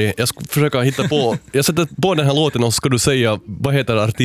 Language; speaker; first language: Swedish; native; Swedish